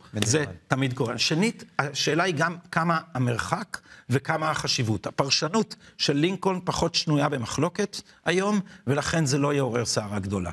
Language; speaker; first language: Hebrew; native; Hebrew